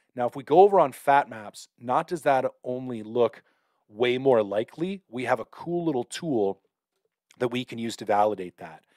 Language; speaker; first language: English; native; English